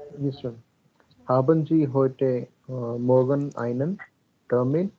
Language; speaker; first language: German; non-native, learner; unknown